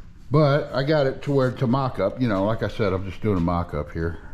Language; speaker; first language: English; native; English